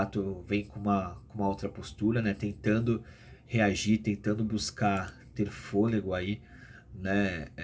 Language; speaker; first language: Portuguese; native; Portuguese